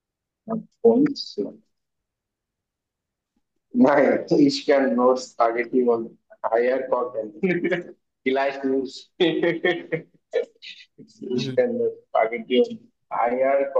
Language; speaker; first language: German; non-native, learner; Bangla